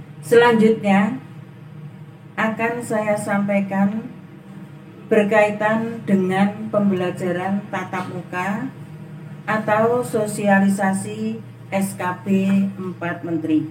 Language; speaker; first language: Indonesian; native; Indonesian